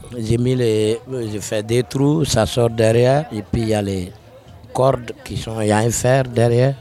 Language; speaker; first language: French; non-native, local second language; Mossi